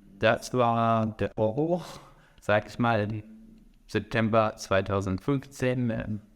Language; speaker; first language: German; non-native, fluent; Arabic